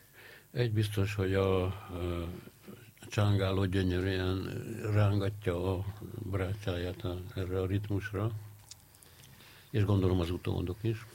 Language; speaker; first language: Hungarian; native; Hungarian